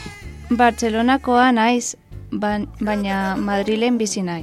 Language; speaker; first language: Basque; non-native, learner; Catalan